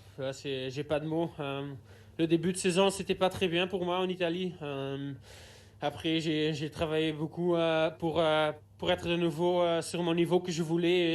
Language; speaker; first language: French; non-native, learner; Dutch